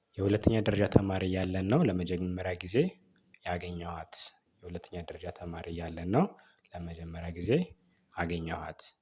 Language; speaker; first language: Amharic; native; Amharic